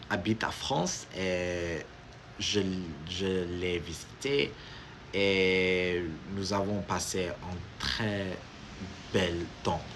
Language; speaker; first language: French; non-native, learner; Amharic